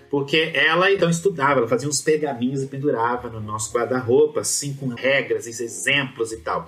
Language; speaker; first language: Portuguese; native; Portuguese